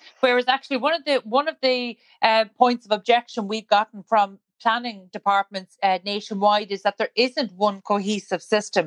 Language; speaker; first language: English; native; English